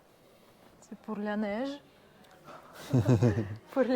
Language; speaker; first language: French; non-native, learner; Russian